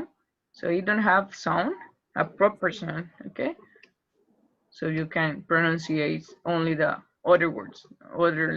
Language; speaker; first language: English; non-native, fluent; Spanish